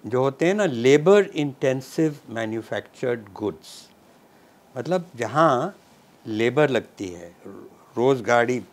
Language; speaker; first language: Hindi; non-native, local second language; Punjabi